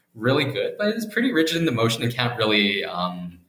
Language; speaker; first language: English; native; English